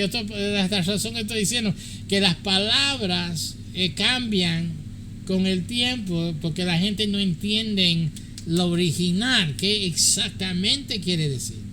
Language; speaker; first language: Spanish; early bilingual, heritage; English